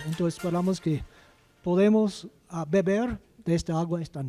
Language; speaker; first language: Spanish; non-native, learner; English